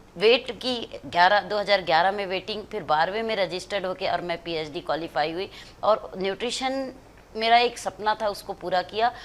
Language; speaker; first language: Hindi; native; Hindi